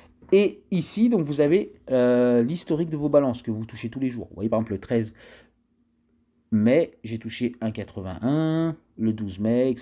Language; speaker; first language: French; native; French